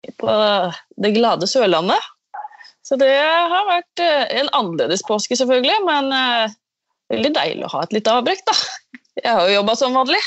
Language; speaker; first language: Norwegian; native; Norwegian